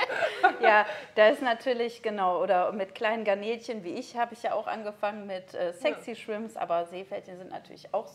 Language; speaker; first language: German; native; German